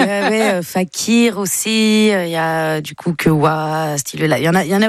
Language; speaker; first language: French; native; French